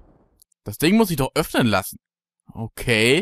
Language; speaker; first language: German; native; German